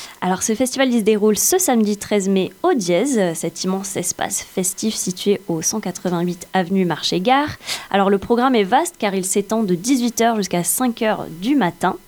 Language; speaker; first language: French; native; French